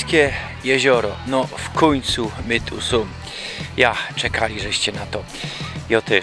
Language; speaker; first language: Polish; non-native, local second language; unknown